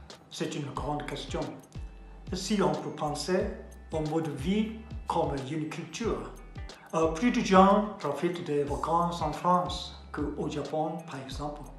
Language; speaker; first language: French; non-native, learner; Japanese